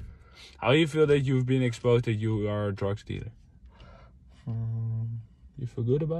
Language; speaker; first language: English; non-native, fluent; Dutch